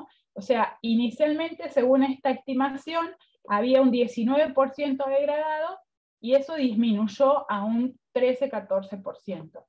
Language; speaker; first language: Spanish; native; Spanish